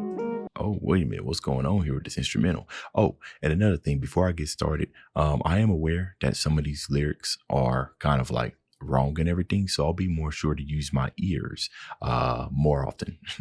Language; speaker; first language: English; native; English